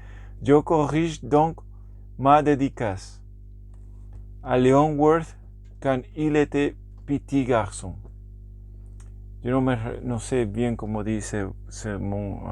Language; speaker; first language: French; non-native, learner; Spanish